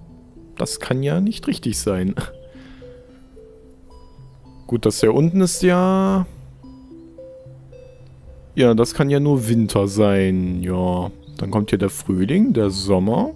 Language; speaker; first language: German; native; German